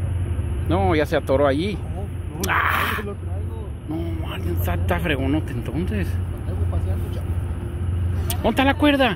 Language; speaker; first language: Spanish; native; Spanish